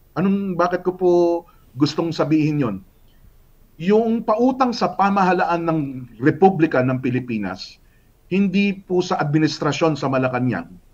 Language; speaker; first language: Filipino; native; Filipino